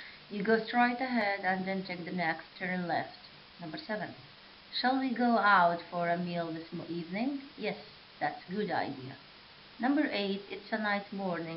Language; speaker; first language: English; non-native, fluent; Arabic